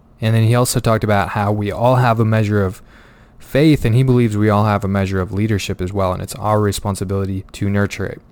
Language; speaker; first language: English; native; English